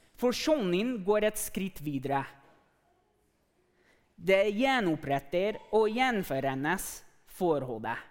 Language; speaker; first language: Norwegian; non-native, fluent; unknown